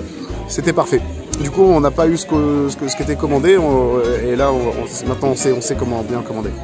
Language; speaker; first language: French; native; French